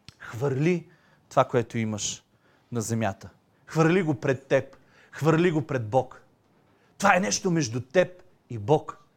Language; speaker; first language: Bulgarian; native; Bulgarian